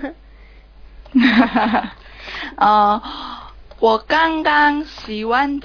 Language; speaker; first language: Chinese; non-native, learner; Korean